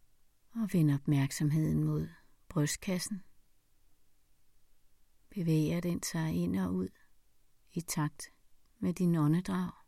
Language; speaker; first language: Danish; native; Danish